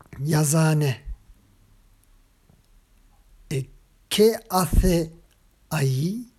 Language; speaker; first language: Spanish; non-native, fluent; Turkish